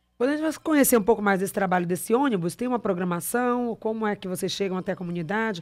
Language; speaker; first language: Portuguese; native; Portuguese